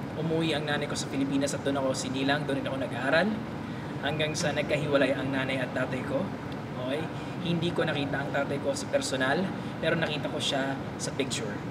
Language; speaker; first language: Filipino; native; Filipino